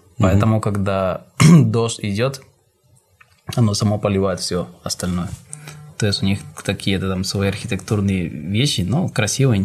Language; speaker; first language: Russian; non-native, fluent; Spanish